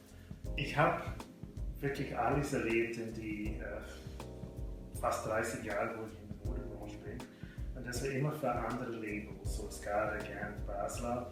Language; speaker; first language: German; non-native, fluent; English